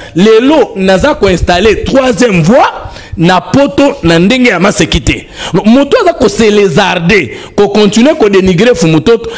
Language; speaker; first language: Lingala; non-native, local second language; Kongo